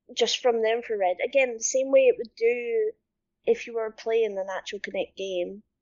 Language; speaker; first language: English; native; English